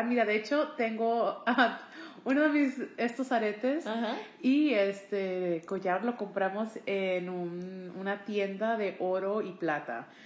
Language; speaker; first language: Spanish; early bilingual, heritage; Spanish